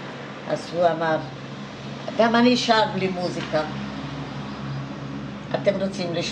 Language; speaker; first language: Hebrew; non-native, fluent; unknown